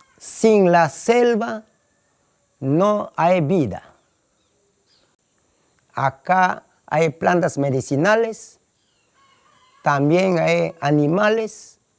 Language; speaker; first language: Spanish; non-native, local second language; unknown